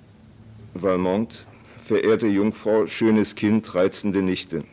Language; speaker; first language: German; native; German